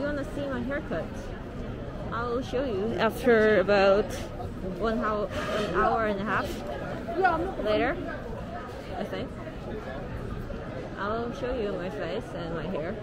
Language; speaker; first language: English; non-native, learner; Korean